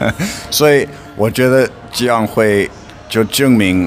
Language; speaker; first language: Chinese; non-native, fluent; English